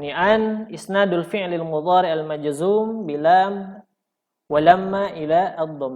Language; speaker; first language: Arabic; non-native, fluent; Indonesian